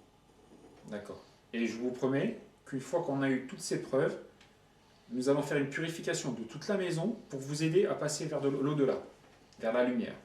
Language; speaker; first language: French; native; French